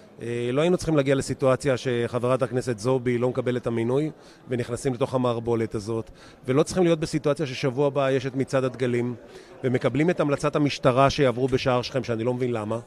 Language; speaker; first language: Hebrew; native; Hebrew